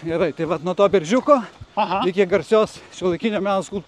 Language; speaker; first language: Lithuanian; native; Lithuanian